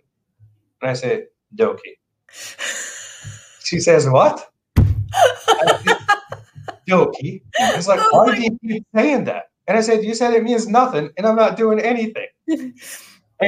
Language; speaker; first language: English; non-native, fluent; Arabic